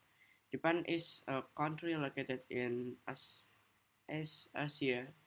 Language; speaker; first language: English; non-native, learner; Indonesian